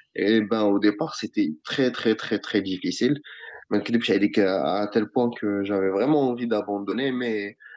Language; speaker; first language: French; non-native, local second language; Arabic